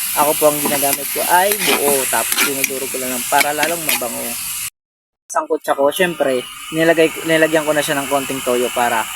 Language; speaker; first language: Filipino; non-native, local second language; Bikol